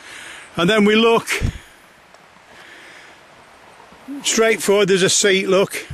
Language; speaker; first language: English; native; English